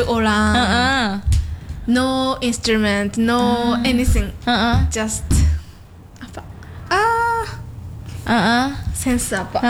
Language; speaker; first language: Indonesian; non-native, learner; Japanese